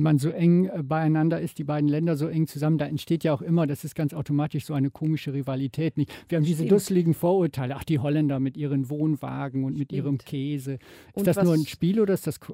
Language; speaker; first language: German; native; German